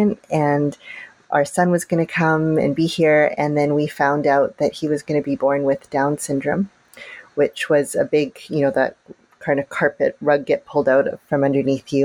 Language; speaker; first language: English; native; English